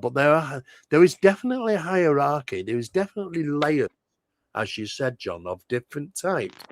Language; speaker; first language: English; native; English